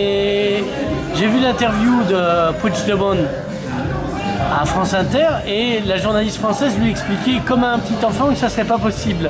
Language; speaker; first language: French; native; French